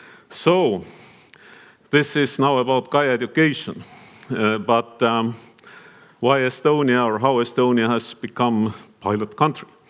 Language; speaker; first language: English; non-native, fluent; Estonian